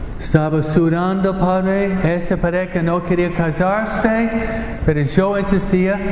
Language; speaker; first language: Spanish; non-native, fluent; English